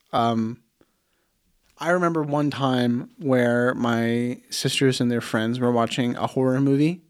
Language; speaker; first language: English; early bilingual, other home language; Plautdietsch